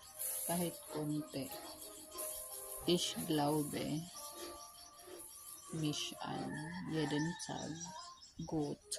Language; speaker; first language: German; non-native, learner; Filipino